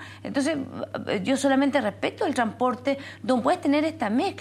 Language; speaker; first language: Spanish; native; Spanish